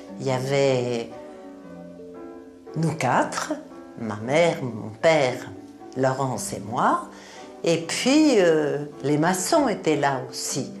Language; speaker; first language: French; native; French